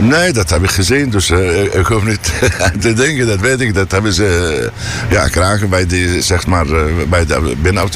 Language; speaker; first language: Dutch; non-native, learner; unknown